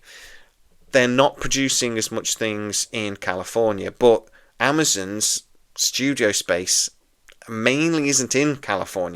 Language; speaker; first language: English; native; English